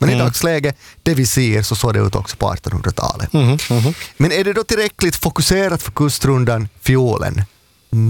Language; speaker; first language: Swedish; native; Swedish